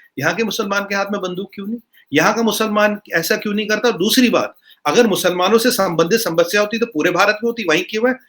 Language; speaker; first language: Hindi; non-native, local second language; Kashmiri